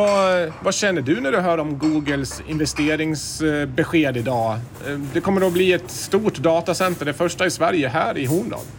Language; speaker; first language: Swedish; native; Swedish